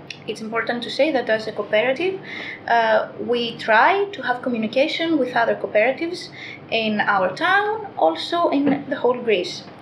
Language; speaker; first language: English; non-native, fluent; Greek